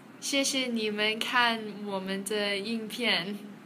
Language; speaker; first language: Chinese; non-native, learner; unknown